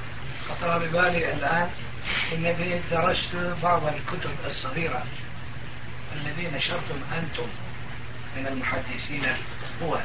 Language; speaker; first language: Arabic; non-native, fluent; Turkish